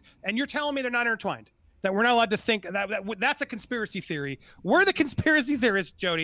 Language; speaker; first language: English; native; English